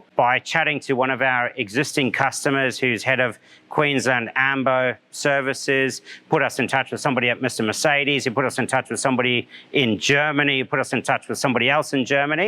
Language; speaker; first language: English; native; English